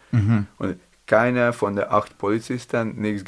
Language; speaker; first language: German; non-native, learner; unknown